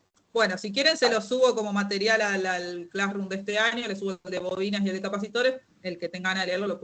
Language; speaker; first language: Spanish; native; Spanish